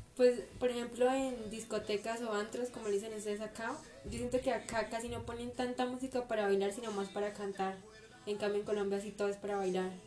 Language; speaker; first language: Spanish; native; Spanish